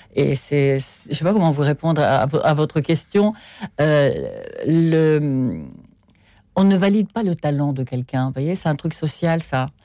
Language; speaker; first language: French; non-native, fluent; Russian